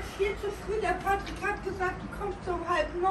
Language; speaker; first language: German; native; German